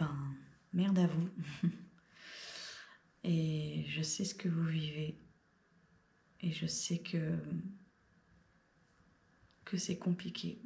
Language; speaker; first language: French; native; French